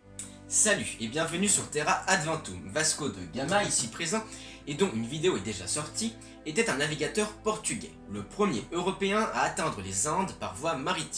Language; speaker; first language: French; native; French